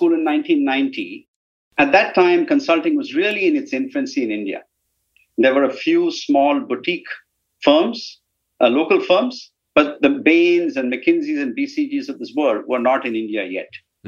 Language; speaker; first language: English; non-native, local second language; Tamil